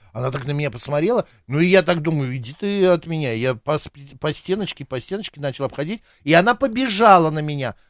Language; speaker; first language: Russian; native; Russian